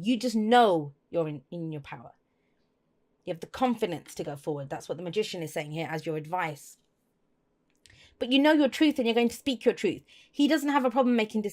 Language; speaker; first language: English; native; English